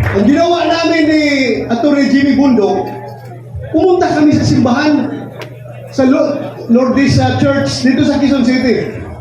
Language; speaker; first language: Filipino; non-native, local second language; Cebuano